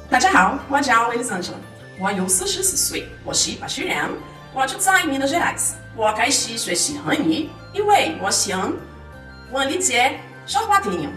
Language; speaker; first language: Chinese; non-native, learner; Portuguese